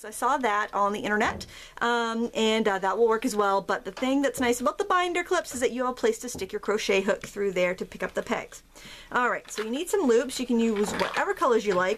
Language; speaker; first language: English; native; English